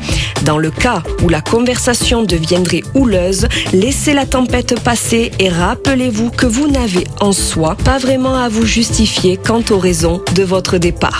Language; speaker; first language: French; native; French